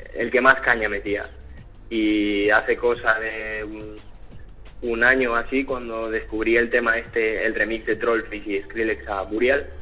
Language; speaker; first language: Spanish; early bilingual, other home language; French